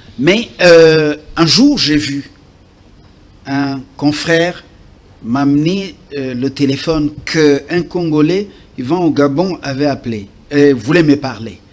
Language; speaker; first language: French; non-native, local second language; Lingala